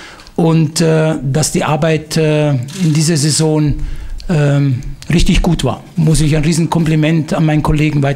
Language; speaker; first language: German; non-native, fluent; Italian